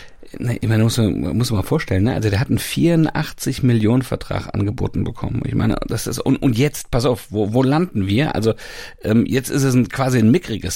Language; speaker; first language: German; native; German